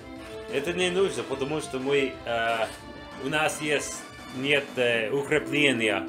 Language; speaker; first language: Russian; non-native, learner; English